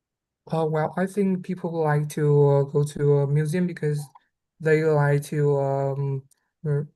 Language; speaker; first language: English; non-native, learner; Vietnamese